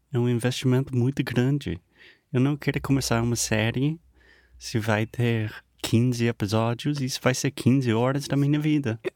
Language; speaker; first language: Portuguese; non-native, fluent; English